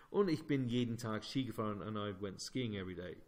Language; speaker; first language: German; non-native, fluent; English